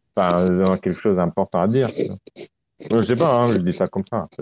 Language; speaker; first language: French; non-native, fluent; Romanian